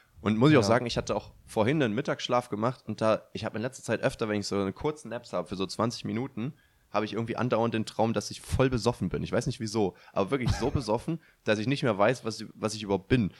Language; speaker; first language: German; native; German